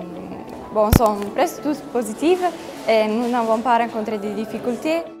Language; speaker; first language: French; non-native, learner; Italian